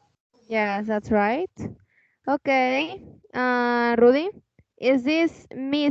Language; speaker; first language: English; non-native, fluent; Spanish